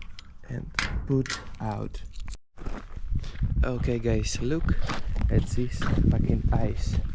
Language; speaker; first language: English; non-native, fluent; Russian